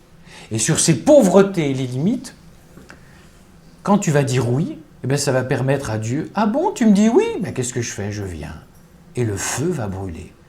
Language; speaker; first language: French; native; French